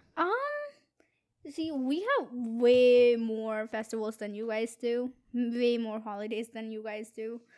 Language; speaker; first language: English; non-native, local second language; Gujarati